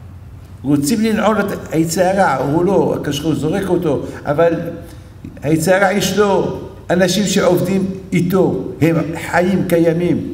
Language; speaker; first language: Hebrew; non-native, fluent; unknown